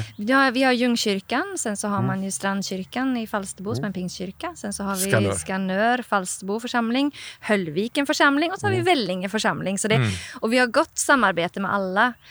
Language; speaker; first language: Swedish; non-native, fluent; Norwegian